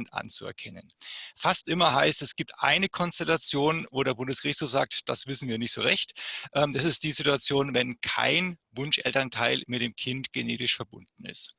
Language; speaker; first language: German; native; German